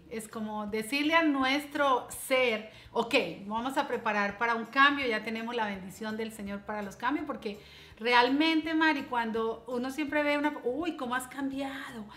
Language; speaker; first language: Spanish; native; Spanish